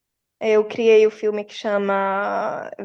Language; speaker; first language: Portuguese; early bilingual, heritage; Portuguese